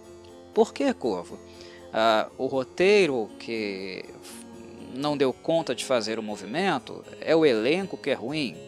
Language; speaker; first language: Portuguese; native; Portuguese